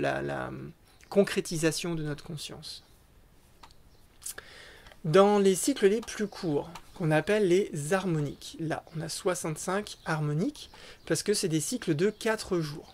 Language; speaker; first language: French; native; French